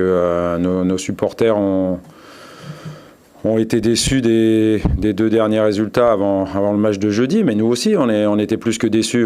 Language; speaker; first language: French; native; French